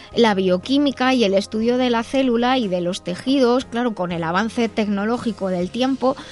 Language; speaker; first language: Spanish; native; Spanish